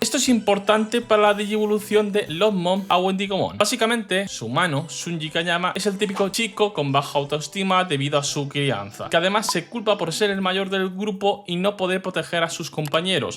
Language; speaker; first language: Spanish; native; Spanish